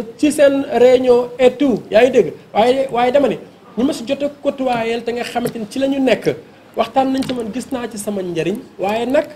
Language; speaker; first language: Wolof; non-native, local second language; Fula